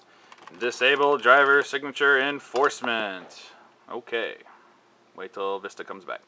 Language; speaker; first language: English; native; English